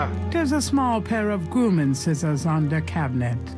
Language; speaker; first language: English; native; English